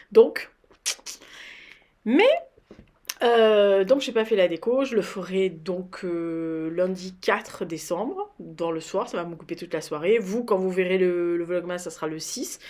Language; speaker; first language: French; native; French